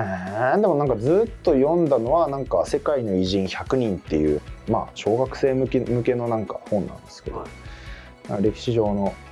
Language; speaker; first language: Japanese; native; Japanese